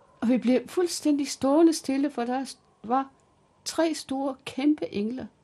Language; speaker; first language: Danish; early bilingual, other home language; Kalaallisut